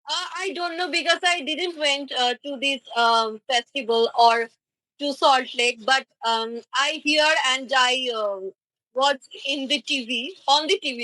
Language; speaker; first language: English; non-native, learner; Bangla